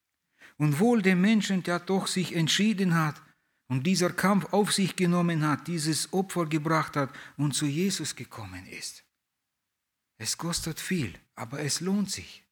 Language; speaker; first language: German; non-native, fluent; Russian